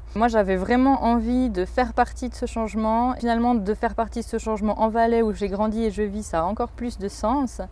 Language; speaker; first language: French; native; French